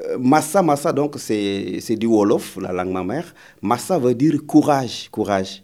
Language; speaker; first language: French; non-native, local second language; Wolof